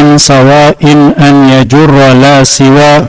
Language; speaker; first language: Arabic; non-native, fluent; Indonesian